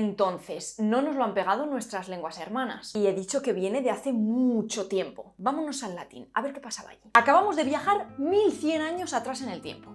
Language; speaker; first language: Spanish; native; Spanish